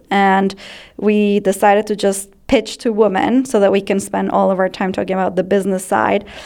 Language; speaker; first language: English; non-native, fluent; Spanish